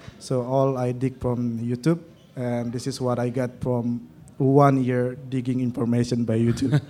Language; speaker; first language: English; non-native, learner; Indonesian